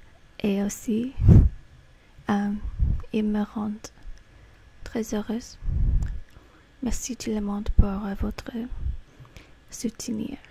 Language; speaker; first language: French; non-native, fluent; English